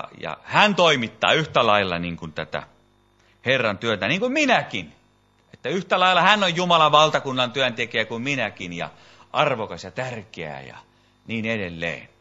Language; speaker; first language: Finnish; native; Finnish